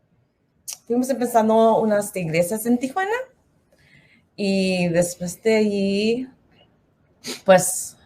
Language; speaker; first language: Spanish; non-native, learner; English